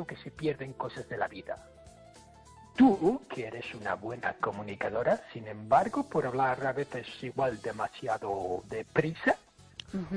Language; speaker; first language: Spanish; non-native, fluent; English